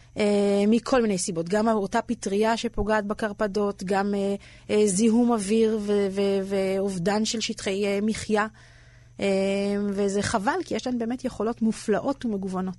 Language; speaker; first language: Hebrew; native; Hebrew